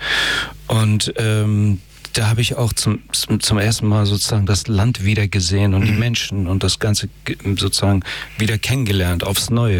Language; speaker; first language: German; early bilingual, other home language; Persian